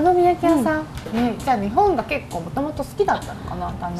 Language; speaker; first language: Japanese; native; Japanese